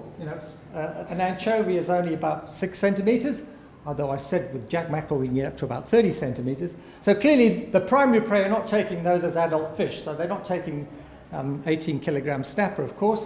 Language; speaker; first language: English; native; English